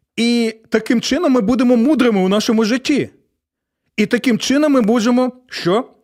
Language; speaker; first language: Ukrainian; native; Ukrainian